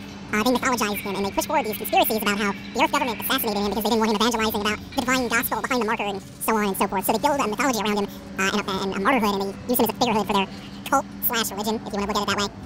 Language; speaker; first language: English; native; English